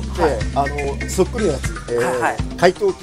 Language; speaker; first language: Japanese; native; Japanese